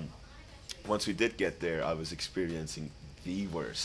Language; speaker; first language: English; non-native, fluent; Croatian